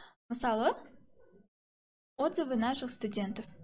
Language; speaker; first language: Russian; non-native, local second language; Kazakh